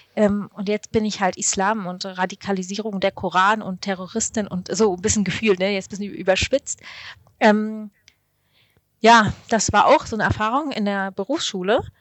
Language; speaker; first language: German; early bilingual, other home language; Arabic